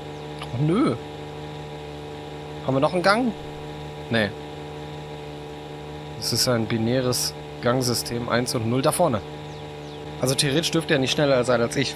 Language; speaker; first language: German; native; German